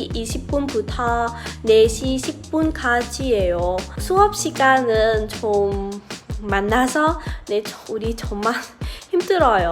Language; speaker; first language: Korean; non-native, fluent; Vietnamese